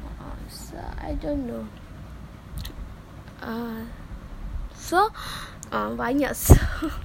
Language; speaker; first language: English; non-native, learner; Malay